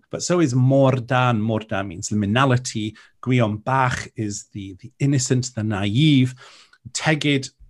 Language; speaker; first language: English; non-native, local second language; Welsh